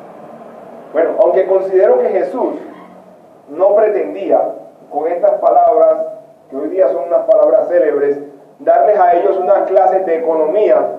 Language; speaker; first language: Spanish; native; Spanish